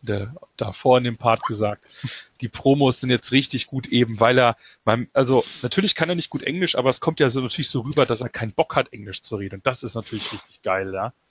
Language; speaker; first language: German; native; German